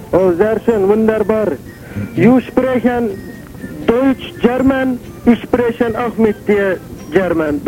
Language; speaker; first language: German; non-native, learner; Turkish